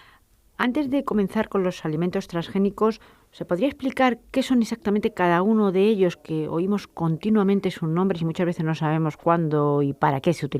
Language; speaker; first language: Spanish; native; Spanish